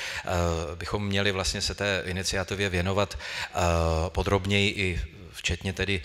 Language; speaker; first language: Czech; native; Czech